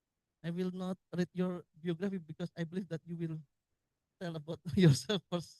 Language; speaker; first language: English; non-native, learner; Indonesian